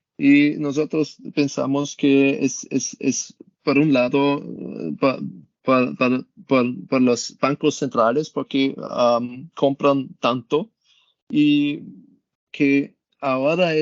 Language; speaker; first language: Spanish; non-native, learner; German